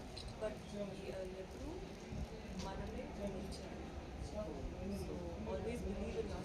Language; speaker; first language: Telugu; non-native, learner; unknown